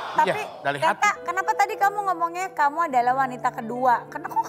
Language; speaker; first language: Indonesian; native; Indonesian